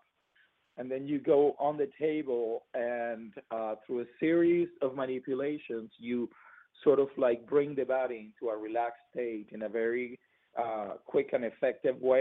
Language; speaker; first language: English; non-native, fluent; Spanish